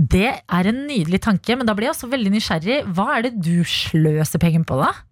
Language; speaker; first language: Norwegian; early bilingual, other home language; Albanian